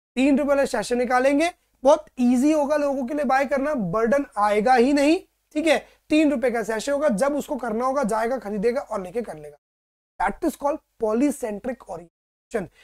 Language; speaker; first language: Hindi; native; Hindi